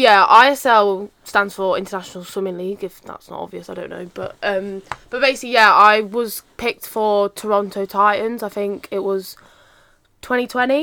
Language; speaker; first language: English; native; English